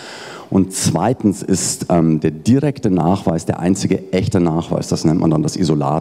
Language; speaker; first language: German; native; German